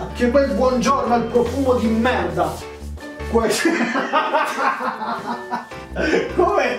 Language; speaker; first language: Italian; native; Italian